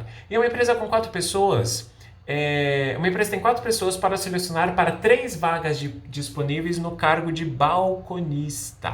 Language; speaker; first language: Portuguese; native; Portuguese